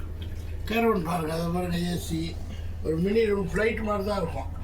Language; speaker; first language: Tamil; native; Tamil